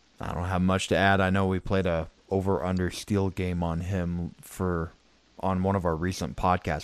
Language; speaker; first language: English; native; English